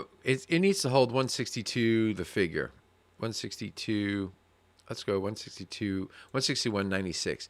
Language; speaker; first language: English; native; English